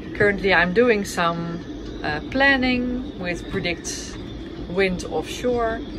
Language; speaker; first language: English; non-native, fluent; Dutch